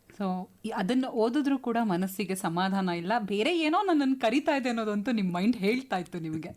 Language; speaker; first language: Kannada; native; Kannada